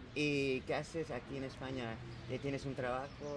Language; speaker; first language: Spanish; non-native, learner; English